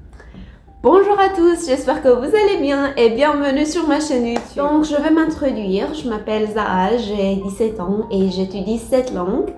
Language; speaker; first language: French; non-native, learner; Persian